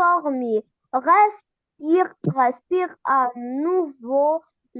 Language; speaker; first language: French; non-native, learner; Arabic